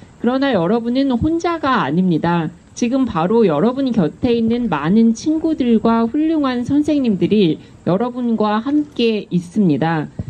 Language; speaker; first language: Korean; native; Korean